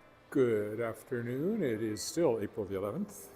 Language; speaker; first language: English; native; English